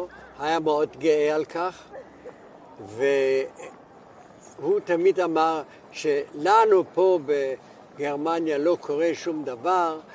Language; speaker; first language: Hebrew; non-native, fluent; German